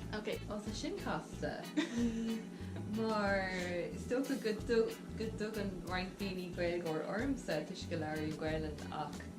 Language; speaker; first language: Irish; non-native, local second language; English